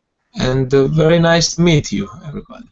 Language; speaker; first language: English; non-native, fluent; Georgian